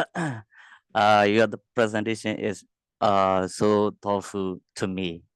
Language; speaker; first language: English; non-native, learner; Burmese